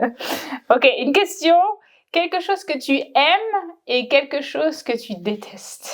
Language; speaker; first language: French; native; French